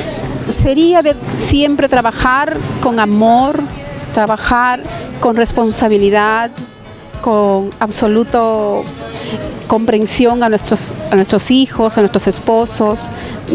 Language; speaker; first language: Spanish; native; Spanish